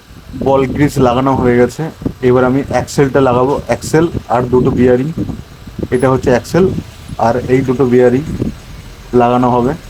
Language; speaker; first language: Bangla; native; Bangla